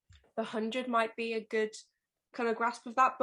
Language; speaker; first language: English; native; English